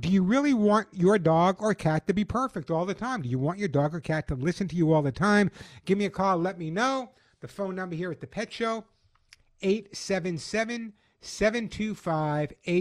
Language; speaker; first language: English; native; English